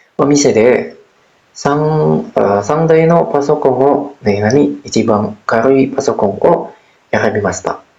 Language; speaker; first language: Japanese; non-native, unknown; Indonesian